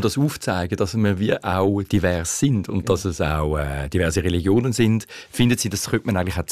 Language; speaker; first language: German; native; German